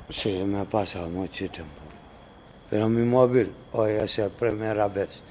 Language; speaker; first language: Spanish; non-native, learner; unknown